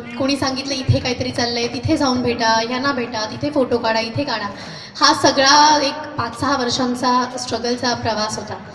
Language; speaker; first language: Marathi; non-native, local second language; Hindi